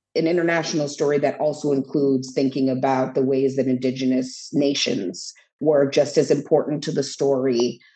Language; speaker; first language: English; native; English